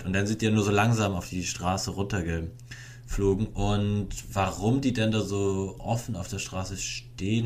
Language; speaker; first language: German; native; German